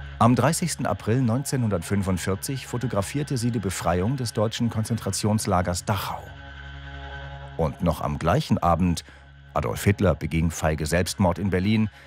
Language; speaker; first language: German; native; German